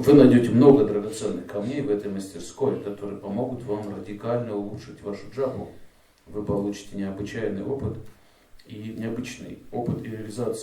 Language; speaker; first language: Russian; native; Russian